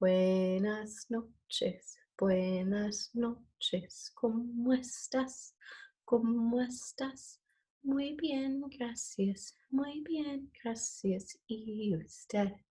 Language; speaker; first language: Spanish; non-native, fluent; English